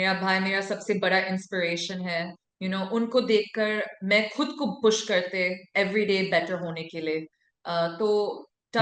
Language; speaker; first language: Hindi; non-native, local second language; English